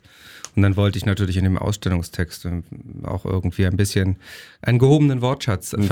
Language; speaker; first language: German; native; German